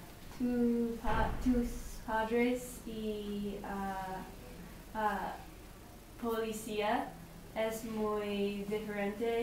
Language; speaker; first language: Spanish; non-native, learner; English